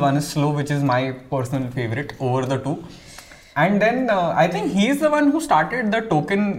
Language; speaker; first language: English; non-native, local second language; Hindi